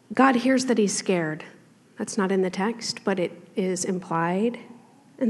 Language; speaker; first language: English; native; English